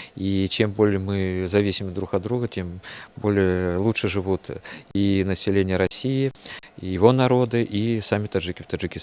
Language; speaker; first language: Russian; native; Russian